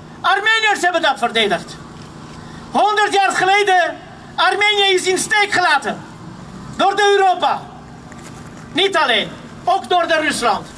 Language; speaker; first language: Dutch; non-native, fluent; Armenian